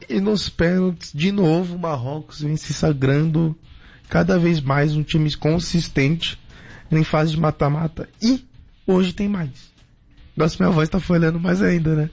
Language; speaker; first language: Portuguese; native; Portuguese